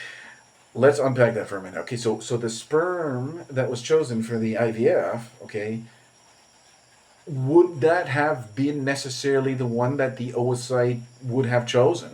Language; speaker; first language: English; native; English